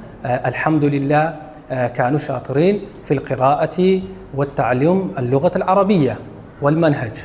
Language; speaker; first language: Arabic; non-native, local second language; Kurdish